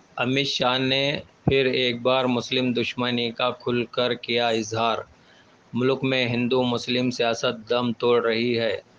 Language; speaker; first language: Urdu; native; Urdu